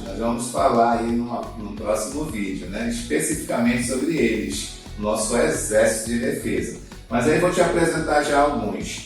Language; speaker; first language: Portuguese; native; Portuguese